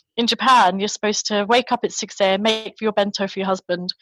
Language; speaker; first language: English; native; English